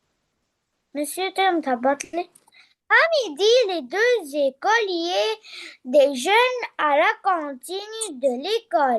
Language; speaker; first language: French; non-native, learner; Arabic